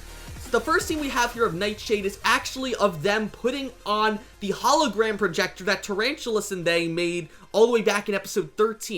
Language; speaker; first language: English; native; English